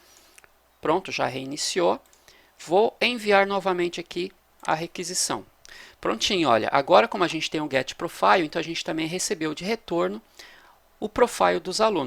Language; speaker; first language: Portuguese; native; Portuguese